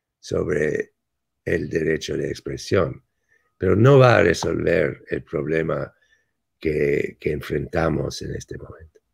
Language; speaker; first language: Spanish; non-native, fluent; English